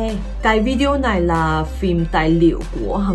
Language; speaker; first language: Vietnamese; non-native, fluent; Korean